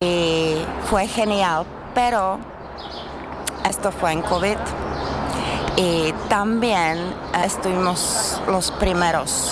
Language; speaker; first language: Spanish; non-native, learner; Czech